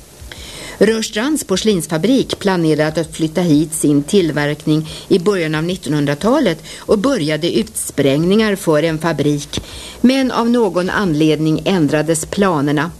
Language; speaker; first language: Swedish; native; Swedish